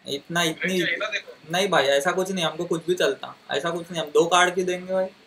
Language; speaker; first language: Hindi; non-native, local second language; Marathi